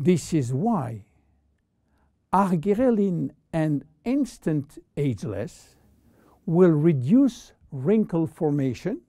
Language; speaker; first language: English; non-native, fluent; French